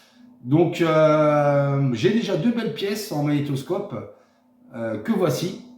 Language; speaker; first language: French; native; French